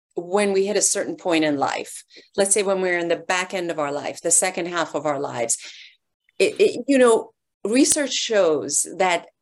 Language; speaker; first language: English; early bilingual, other home language; Persian